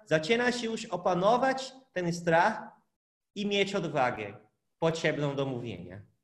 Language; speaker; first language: Polish; non-native, fluent; Portuguese